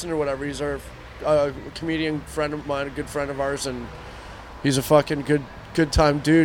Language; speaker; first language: English; native; English